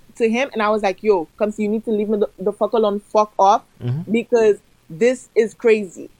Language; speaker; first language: English; early bilingual, other home language; Haitian Creole